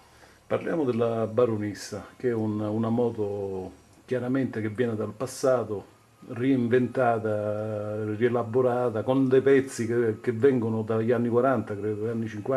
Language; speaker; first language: Italian; native; Italian